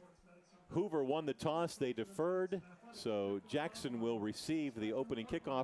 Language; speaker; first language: English; native; English